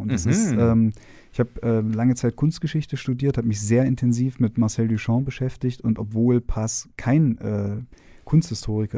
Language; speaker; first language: German; native; German